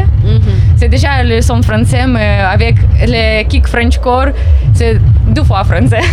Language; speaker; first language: French; non-native, learner; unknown